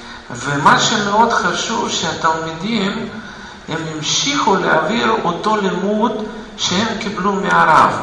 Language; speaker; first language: Hebrew; non-native, fluent; Russian